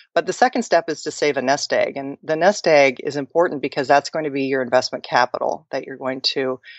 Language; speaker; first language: English; native; English